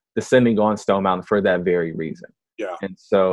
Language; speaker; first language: English; native; English